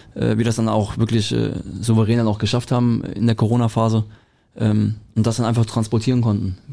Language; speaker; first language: German; native; German